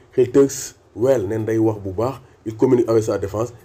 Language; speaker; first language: French; non-native, local second language; Wolof